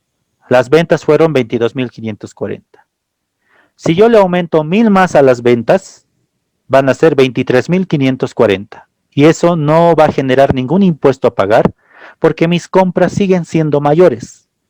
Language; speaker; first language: Spanish; native; Spanish